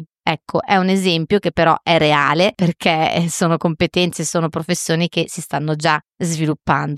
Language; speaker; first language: Italian; native; Italian